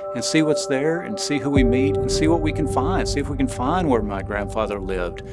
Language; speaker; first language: English; native; English